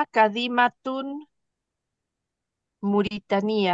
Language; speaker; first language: Arabic; non-native, learner; Spanish